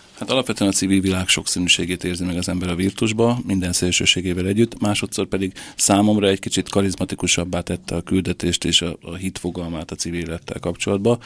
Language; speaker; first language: Hungarian; native; Hungarian